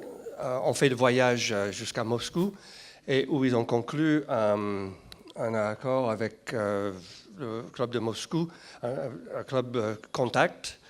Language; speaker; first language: French; non-native, fluent; English